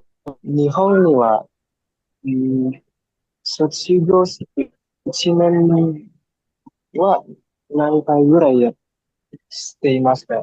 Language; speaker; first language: Japanese; non-native, learner; Indonesian